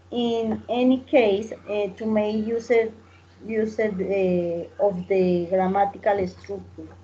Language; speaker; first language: English; non-native, learner; Spanish